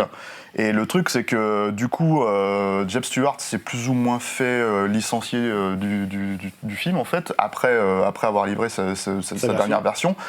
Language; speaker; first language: French; native; French